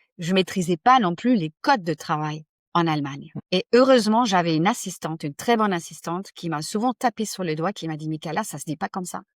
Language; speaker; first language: French; non-native, fluent; German